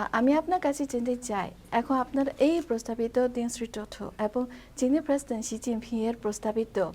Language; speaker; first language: Bangla; non-native, fluent; Chinese